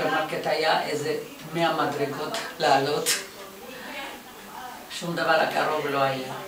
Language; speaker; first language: Hebrew; non-native, fluent; Georgian